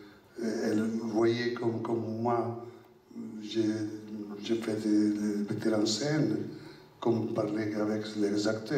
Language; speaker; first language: French; non-native, fluent; Italian